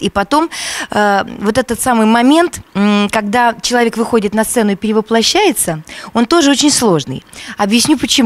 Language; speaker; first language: Russian; native; Russian